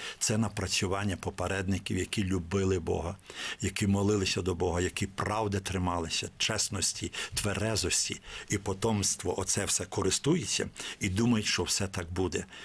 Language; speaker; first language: Ukrainian; native; Ukrainian